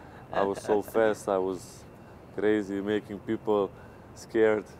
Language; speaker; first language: English; non-native, fluent; Serbian